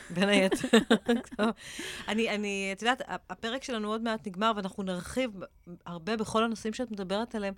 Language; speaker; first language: Hebrew; native; Hebrew